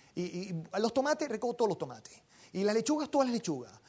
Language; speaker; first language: Spanish; native; Spanish